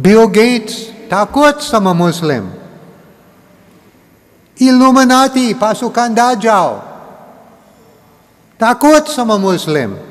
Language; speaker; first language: Indonesian; non-native, learner; English